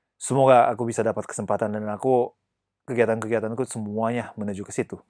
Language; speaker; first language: Indonesian; non-native, fluent; Japanese